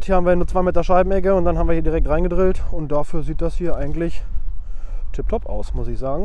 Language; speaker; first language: German; native; German